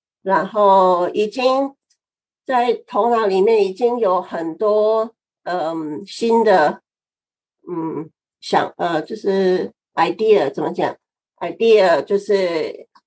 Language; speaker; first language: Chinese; non-native, fluent; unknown